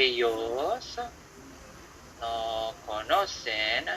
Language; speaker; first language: Spanish; non-native, fluent; Filipino